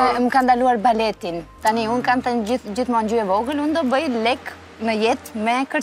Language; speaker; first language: Albanian; early bilingual, heritage; Albanian